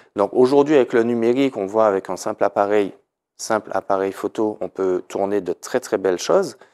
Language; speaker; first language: French; native; French